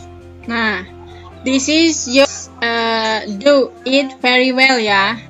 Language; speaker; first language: English; non-native, learner; Indonesian